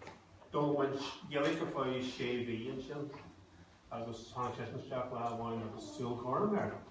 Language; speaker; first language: Irish; non-native, local second language; English